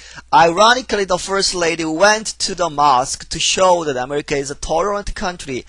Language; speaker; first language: English; non-native, fluent; Korean